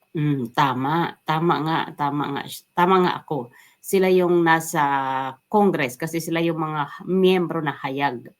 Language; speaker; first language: Filipino; non-native, local second language; Waray